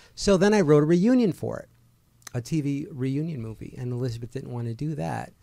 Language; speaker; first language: English; native; English